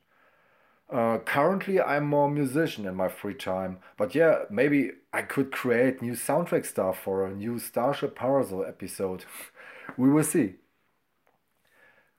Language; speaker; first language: English; non-native, fluent; German